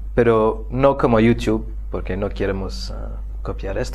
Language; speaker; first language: Spanish; non-native, fluent; French